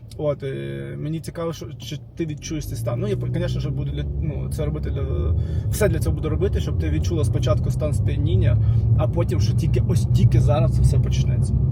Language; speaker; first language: Ukrainian; non-native, local second language; Russian